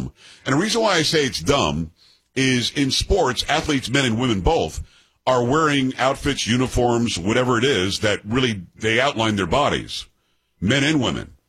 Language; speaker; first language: English; native; English